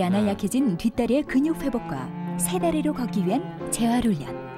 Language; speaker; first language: Korean; native; Korean